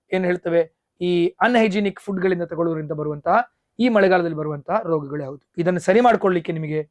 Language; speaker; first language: Kannada; non-native, local second language; Tulu